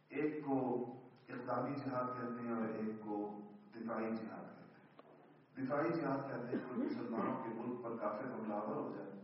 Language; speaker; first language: Urdu; non-native, local second language; Pashto